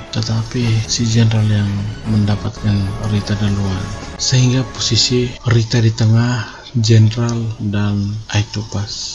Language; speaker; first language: Indonesian; native; Indonesian